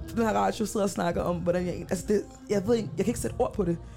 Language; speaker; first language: Danish; native; Danish